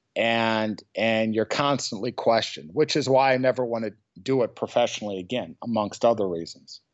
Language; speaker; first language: English; native; English